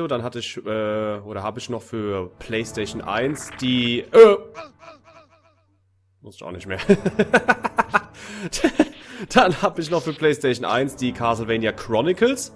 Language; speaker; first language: German; native; German